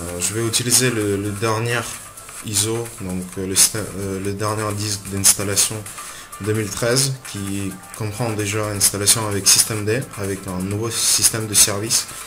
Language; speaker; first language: French; non-native, fluent; Russian